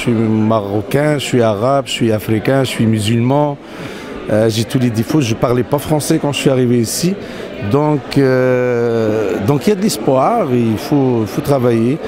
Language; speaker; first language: French; non-native, local second language; Arabic